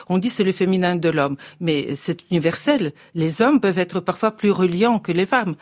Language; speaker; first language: French; non-native, fluent; Bulgarian